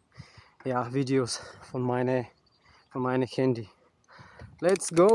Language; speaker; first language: German; non-native, fluent; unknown